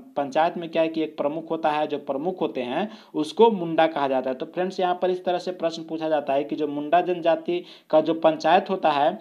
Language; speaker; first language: Hindi; native; Hindi